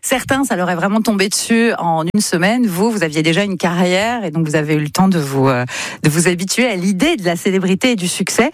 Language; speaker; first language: French; native; French